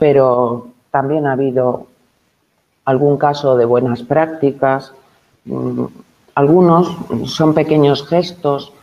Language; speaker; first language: Spanish; native; Spanish